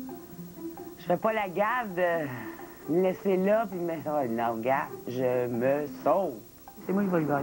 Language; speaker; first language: French; native; French